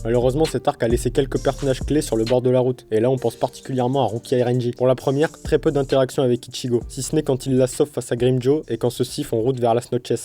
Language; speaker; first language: French; native; French